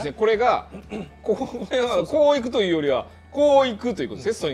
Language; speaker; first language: Japanese; native; Japanese